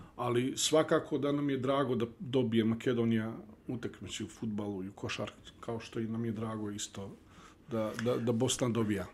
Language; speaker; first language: Bosnian; early bilingual, heritage; Bosnian